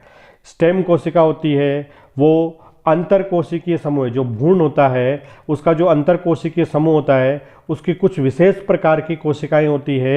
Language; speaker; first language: Hindi; native; Hindi